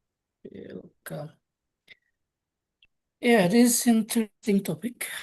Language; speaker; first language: English; non-native, local second language; Indonesian